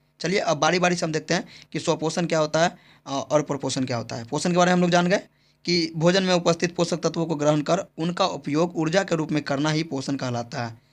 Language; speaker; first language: Hindi; native; Hindi